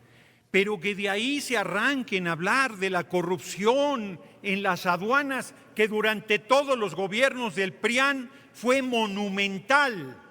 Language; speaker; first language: Spanish; native; Spanish